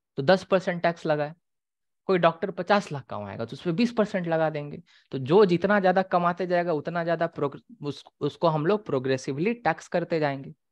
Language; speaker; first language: Hindi; native; Hindi